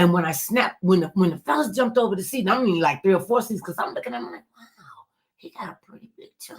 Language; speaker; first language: English; native; English